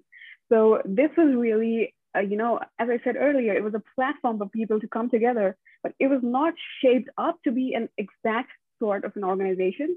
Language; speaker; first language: English; non-native, local second language; Nepali